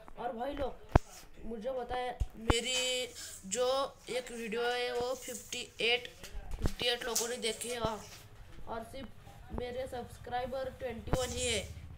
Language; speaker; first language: Hindi; non-native, local second language; Marathi